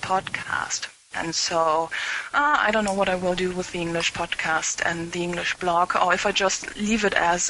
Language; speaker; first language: English; non-native, fluent; German